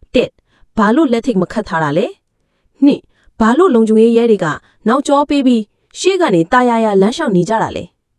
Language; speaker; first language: Burmese; native; Burmese